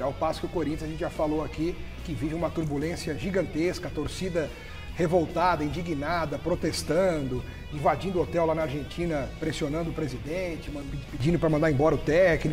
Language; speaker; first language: Portuguese; native; Portuguese